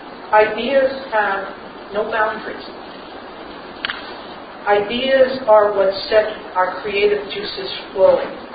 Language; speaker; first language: English; native; English